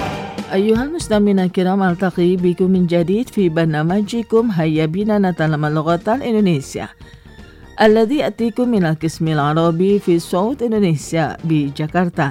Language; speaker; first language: Arabic; non-native, fluent; Indonesian